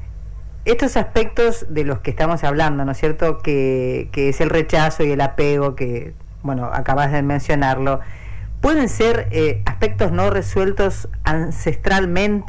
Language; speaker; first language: Spanish; native; Spanish